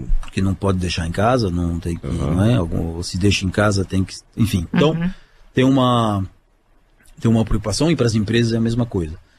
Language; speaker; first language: Portuguese; non-native, fluent; French